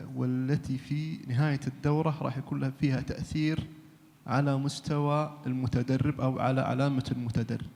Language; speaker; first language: Arabic; native; Arabic